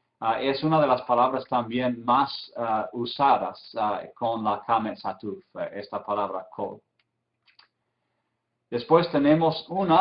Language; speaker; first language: Spanish; non-native, fluent; English